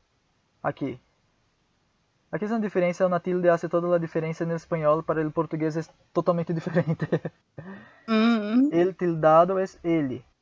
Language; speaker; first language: Portuguese; non-native, fluent; Spanish